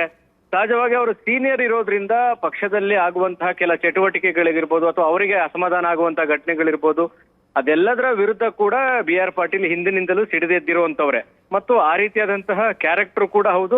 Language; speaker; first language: Kannada; native; Kannada